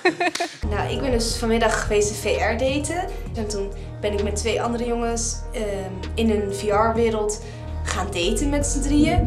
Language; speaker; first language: Dutch; native; Dutch